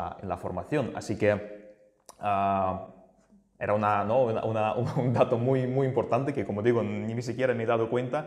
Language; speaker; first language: Spanish; native; Spanish